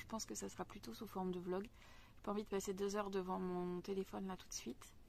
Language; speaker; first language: French; native; French